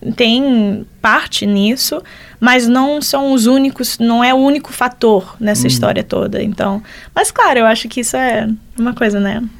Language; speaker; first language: Portuguese; early bilingual, heritage; Portuguese